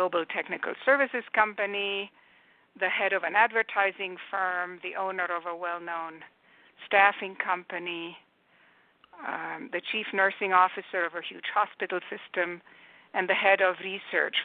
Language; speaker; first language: English; non-native, fluent; Romanian